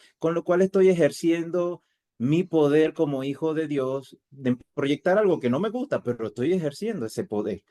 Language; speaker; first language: Spanish; native; Spanish